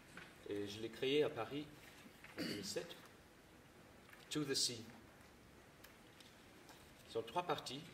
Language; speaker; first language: French; non-native, fluent; English